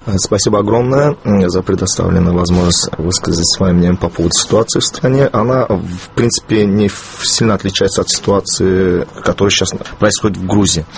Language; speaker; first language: Russian; non-native, local second language; Azerbaijani